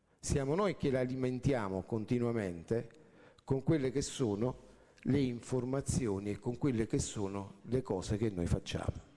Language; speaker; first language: Italian; native; Italian